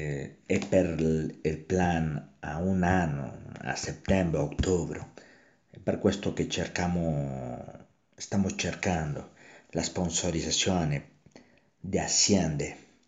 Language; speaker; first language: Italian; non-native, learner; Spanish